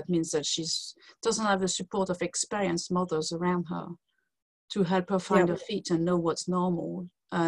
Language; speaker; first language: English; non-native, fluent; French